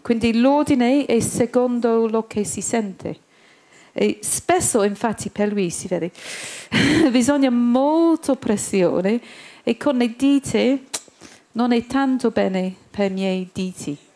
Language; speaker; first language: Italian; non-native, learner; English